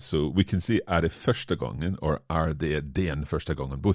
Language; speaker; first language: Swedish; non-native, learner; English